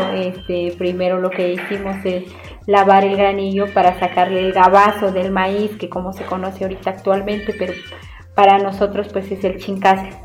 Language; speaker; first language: Spanish; native; Spanish